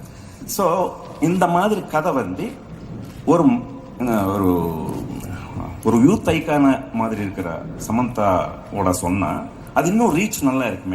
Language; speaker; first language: Tamil; non-native, fluent; Telugu